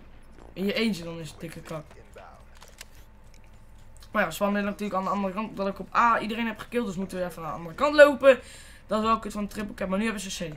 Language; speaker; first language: Dutch; native; Dutch